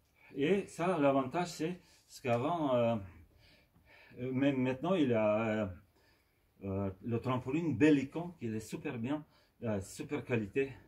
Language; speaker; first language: French; non-native, fluent; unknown